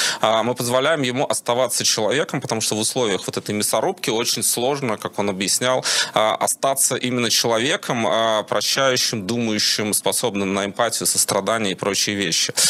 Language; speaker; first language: Russian; native; Russian